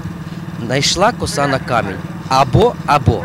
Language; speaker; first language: Ukrainian; native; Ukrainian